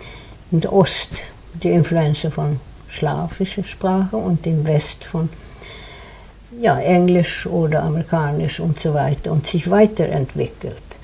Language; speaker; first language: German; non-native, fluent; Swedish